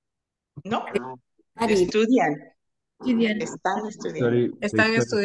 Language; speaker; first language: Spanish; early bilingual, other home language; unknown